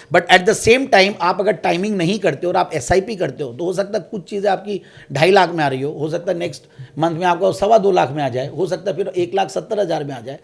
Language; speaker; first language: Hindi; native; Hindi